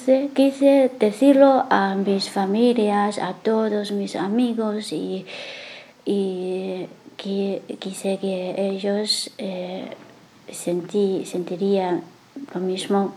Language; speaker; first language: Spanish; non-native, learner; Chinese